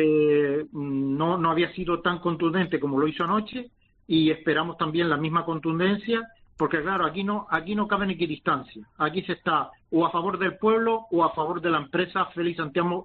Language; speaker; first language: Spanish; native; Spanish